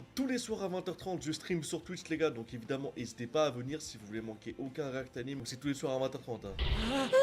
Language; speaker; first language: French; native; French